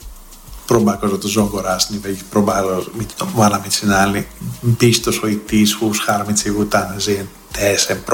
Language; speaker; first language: Hungarian; non-native, learner; Greek